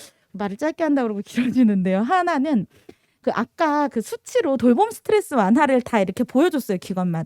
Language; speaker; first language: Korean; native; Korean